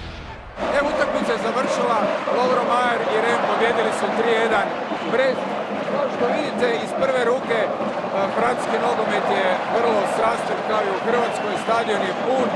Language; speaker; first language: Croatian; native; Croatian